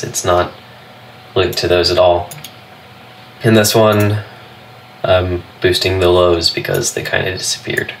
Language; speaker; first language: English; native; English